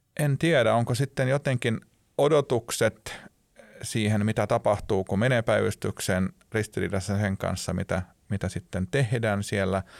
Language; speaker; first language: Finnish; non-native, local second language; Swedish